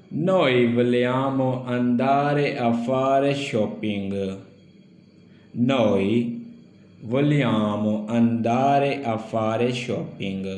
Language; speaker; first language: Italian; non-native, learner; Urdu